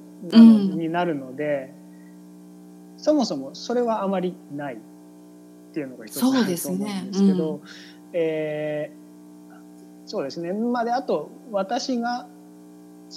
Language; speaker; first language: Japanese; native; Japanese